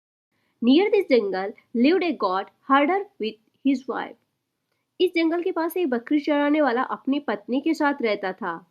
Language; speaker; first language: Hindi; native; Hindi